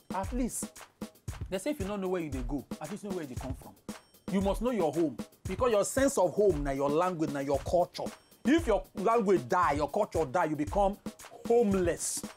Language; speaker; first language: Nigerian Pidgin; non-native, local second language; Igbo